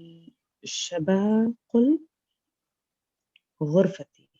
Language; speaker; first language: Arabic; non-native, learner; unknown